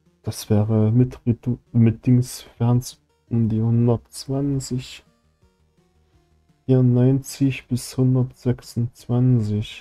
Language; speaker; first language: German; native; German